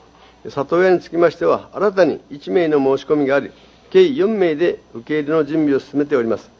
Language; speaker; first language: Japanese; native; Japanese